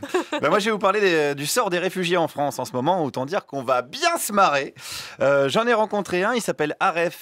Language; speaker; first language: French; native; French